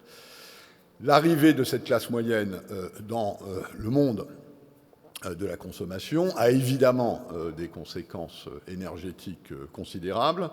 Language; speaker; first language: French; native; French